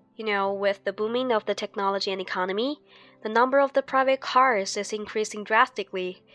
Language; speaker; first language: English; non-native, fluent; Chinese